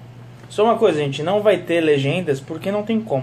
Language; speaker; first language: Portuguese; native; Portuguese